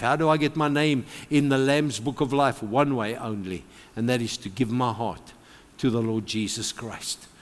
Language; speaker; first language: English; non-native, local second language; Afrikaans